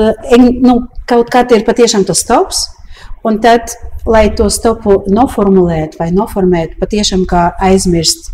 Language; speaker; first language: Latvian; early bilingual, heritage; Latvian